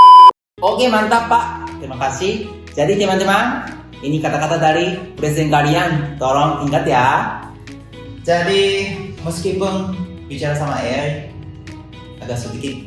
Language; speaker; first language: Indonesian; non-native, fluent; Japanese